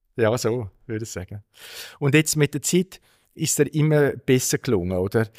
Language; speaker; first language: German; native; German